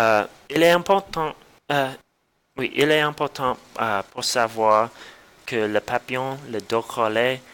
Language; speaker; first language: French; non-native, learner; English